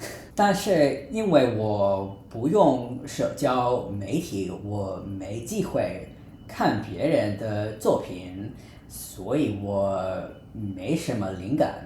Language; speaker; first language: Chinese; non-native, fluent; English